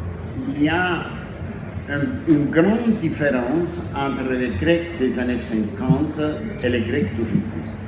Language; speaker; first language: French; non-native, fluent; Greek